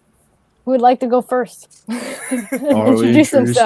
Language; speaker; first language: English; native; English